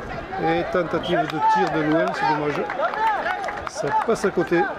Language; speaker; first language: French; native; French